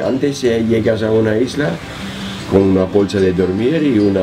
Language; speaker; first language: Spanish; non-native, learner; German